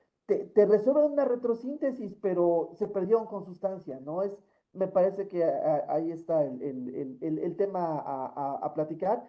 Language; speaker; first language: Spanish; native; Spanish